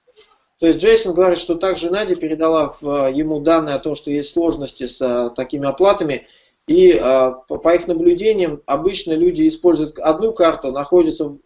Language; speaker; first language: Russian; native; Russian